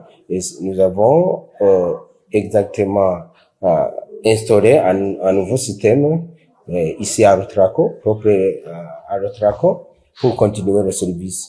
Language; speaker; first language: French; non-native, local second language; Rundi